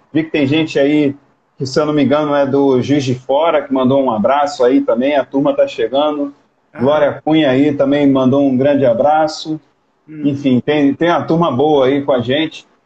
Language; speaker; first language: Portuguese; native; Portuguese